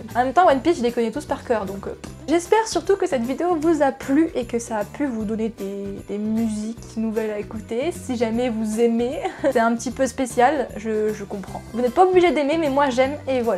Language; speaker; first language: French; native; French